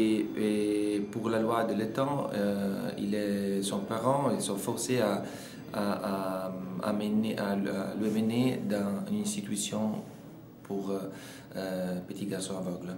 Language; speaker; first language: French; non-native, fluent; Italian